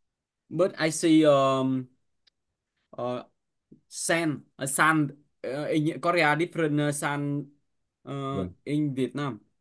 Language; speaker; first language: English; non-native, learner; Vietnamese